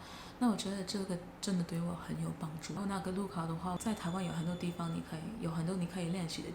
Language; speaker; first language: Chinese; non-native, fluent; English